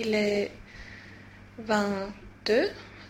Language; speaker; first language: French; non-native, learner; Swedish